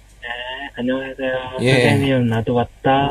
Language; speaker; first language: Korean; non-native, learner; Chinese